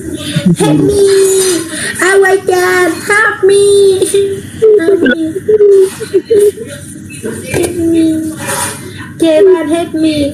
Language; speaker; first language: English; non-native, learner; Vietnamese